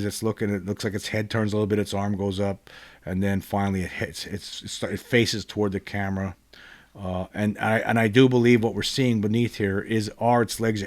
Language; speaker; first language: English; native; English